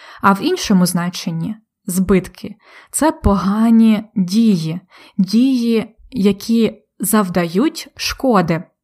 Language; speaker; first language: Ukrainian; native; Ukrainian